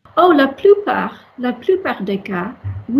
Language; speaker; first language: French; non-native, learner; English